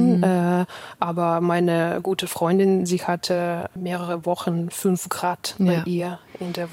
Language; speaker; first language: German; non-native, fluent; Ukrainian